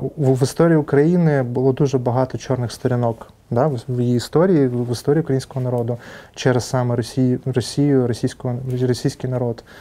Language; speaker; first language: Ukrainian; non-native, local second language; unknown